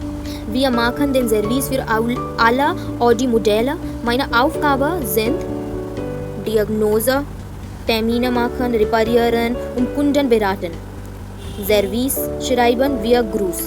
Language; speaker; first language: German; non-native, fluent; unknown